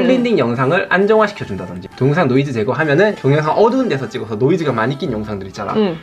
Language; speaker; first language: Korean; native; Korean